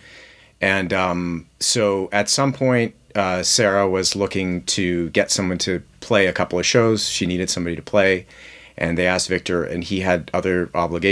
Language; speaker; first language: English; native; English